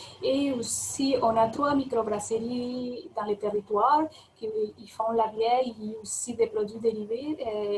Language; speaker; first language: French; non-native, fluent; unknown